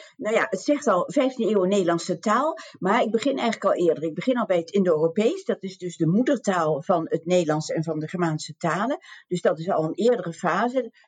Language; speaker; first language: Dutch; native; Dutch